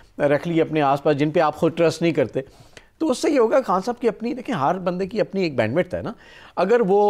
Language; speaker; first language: Urdu; non-native, local second language; Punjabi